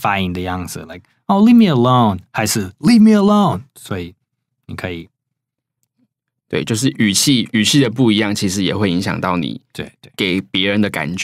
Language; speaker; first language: Chinese; native; Chinese